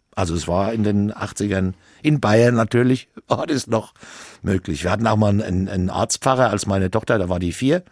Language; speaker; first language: German; native; German